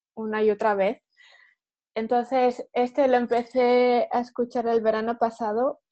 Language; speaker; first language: Spanish; native; Spanish